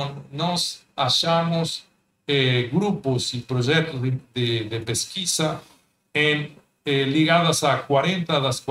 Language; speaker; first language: Portuguese; non-native, fluent; Spanish